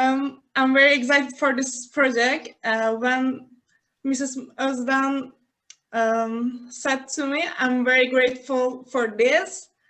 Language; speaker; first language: English; non-native, learner; Turkish